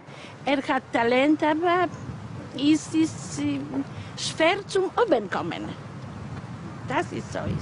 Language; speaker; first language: German; non-native, learner; Italian